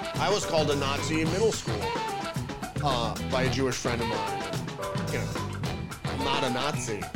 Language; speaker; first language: English; early bilingual, other home language; German